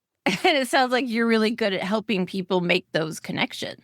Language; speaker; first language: English; native; English